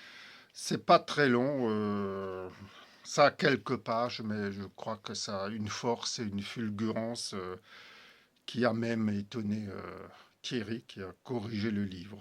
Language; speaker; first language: French; native; French